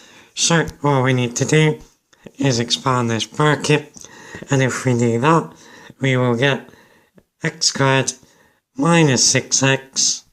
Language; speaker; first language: English; native; English